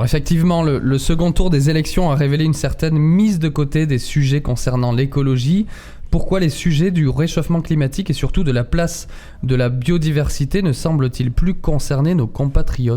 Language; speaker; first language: French; native; French